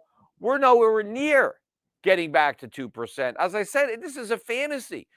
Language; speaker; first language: English; native; English